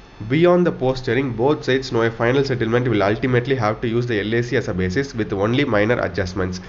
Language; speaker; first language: English; non-native, local second language; Tamil